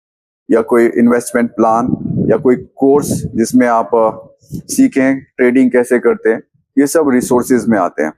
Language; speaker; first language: Hindi; native; Hindi